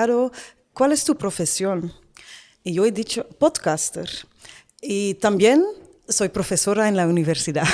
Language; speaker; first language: Spanish; non-native, learner; Dutch